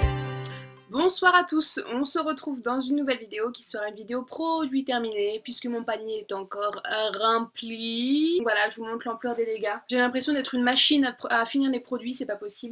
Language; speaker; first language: French; native; French